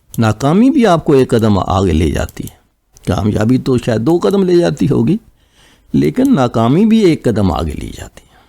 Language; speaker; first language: Urdu; non-native, local second language; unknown